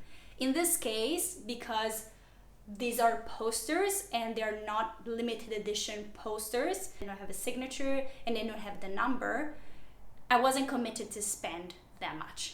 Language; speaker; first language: English; non-native, fluent; Italian